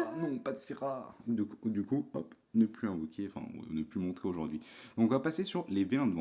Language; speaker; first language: French; native; French